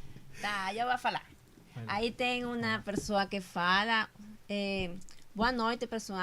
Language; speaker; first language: Portuguese; non-native, fluent; Spanish